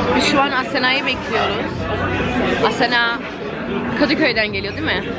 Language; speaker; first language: Turkish; non-native, fluent; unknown